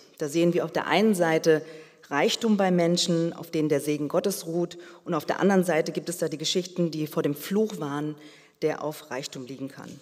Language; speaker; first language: German; early bilingual, other home language; Korean